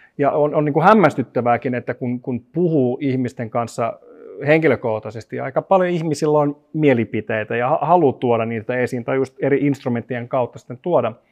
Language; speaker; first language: Finnish; non-native, local second language; Swedish